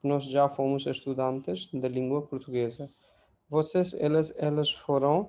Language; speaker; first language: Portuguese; non-native, fluent; Hindi